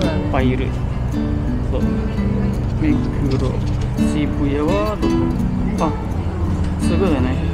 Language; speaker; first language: Japanese; non-native, fluent; Indonesian